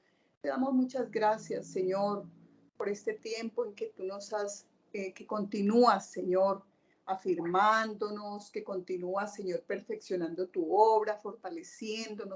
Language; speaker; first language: Spanish; native; Spanish